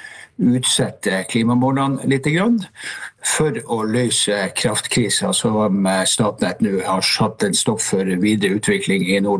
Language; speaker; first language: Norwegian; native; Norwegian